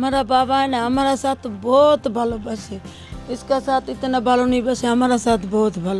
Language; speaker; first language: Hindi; non-native, fluent; Bangla